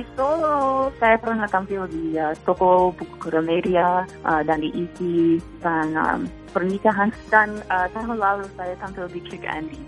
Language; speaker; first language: Indonesian; non-native, fluent; English